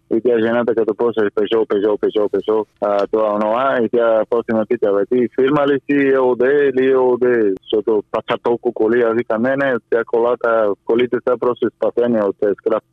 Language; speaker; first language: Bulgarian; non-native, fluent; Spanish